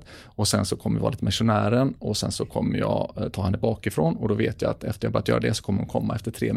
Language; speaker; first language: Swedish; native; Swedish